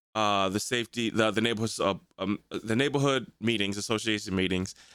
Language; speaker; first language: English; native; English